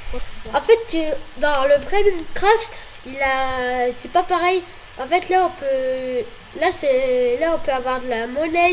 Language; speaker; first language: French; native; French